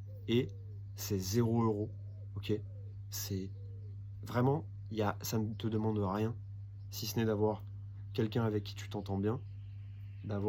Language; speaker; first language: French; native; French